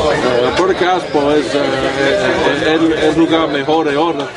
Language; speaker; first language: Spanish; non-native, learner; English